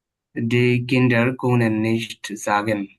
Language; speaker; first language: German; non-native, learner; Bangla